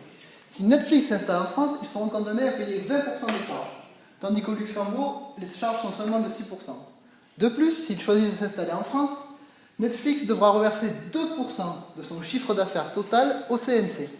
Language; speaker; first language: French; native; French